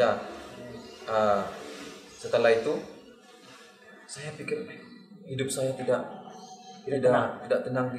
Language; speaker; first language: Indonesian; non-native, learner; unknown